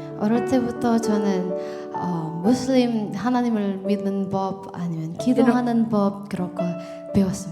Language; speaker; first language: Korean; non-native, learner; Indonesian